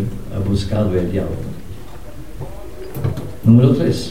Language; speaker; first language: Spanish; non-native, fluent; Norwegian